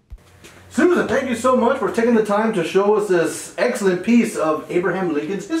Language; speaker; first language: English; native; English